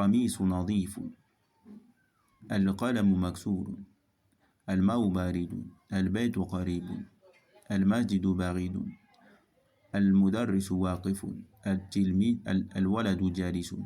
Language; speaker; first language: Arabic; non-native, fluent; French